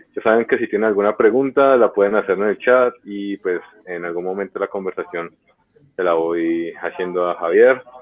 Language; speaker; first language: Spanish; native; Spanish